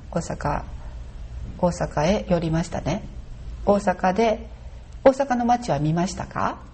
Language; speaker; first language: Japanese; native; Japanese